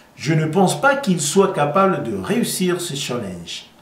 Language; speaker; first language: French; non-native, fluent; Spanish